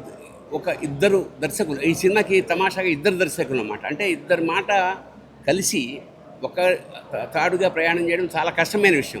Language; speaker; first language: Telugu; native; Telugu